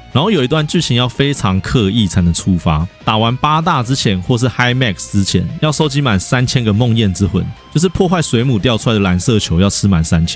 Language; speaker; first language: Chinese; native; Chinese